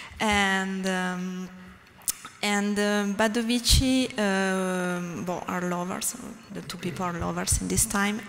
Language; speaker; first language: English; non-native, learner; French